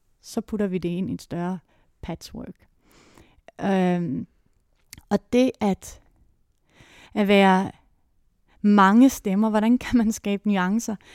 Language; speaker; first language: Danish; native; Danish